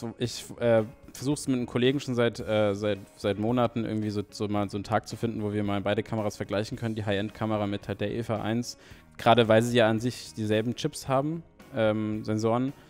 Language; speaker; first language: German; native; German